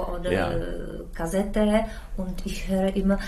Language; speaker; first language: German; non-native, learner; Czech